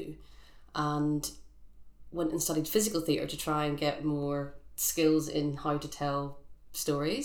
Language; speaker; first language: English; native; English